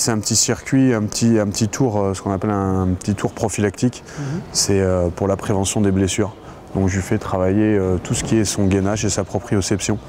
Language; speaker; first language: French; native; French